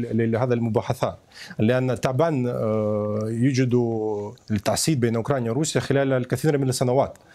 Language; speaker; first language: Arabic; non-native, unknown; Ukrainian